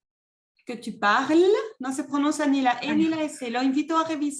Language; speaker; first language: Spanish; non-native, fluent; French